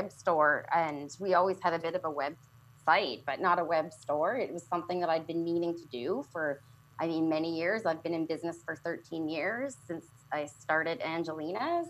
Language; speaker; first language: English; native; English